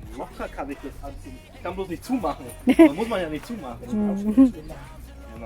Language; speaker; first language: German; non-native, learner; Thai